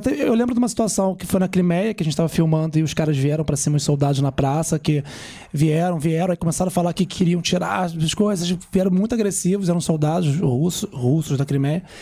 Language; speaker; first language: Portuguese; native; Portuguese